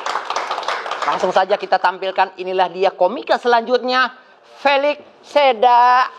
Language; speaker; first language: Indonesian; native; Indonesian